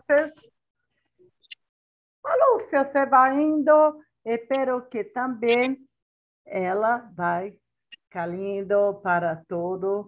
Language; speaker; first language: Spanish; non-native, learner; Portuguese